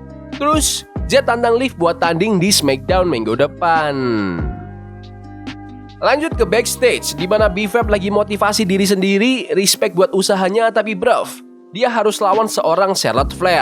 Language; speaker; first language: Indonesian; native; Indonesian